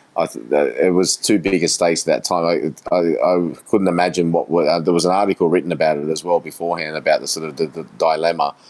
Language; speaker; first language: English; native; English